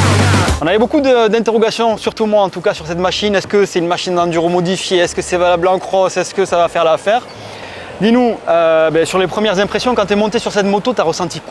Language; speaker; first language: French; native; French